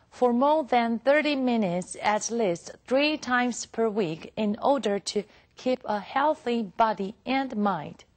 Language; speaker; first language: English; non-native, fluent; Chinese